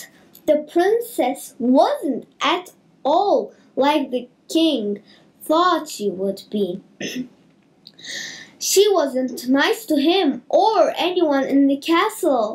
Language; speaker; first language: English; native; English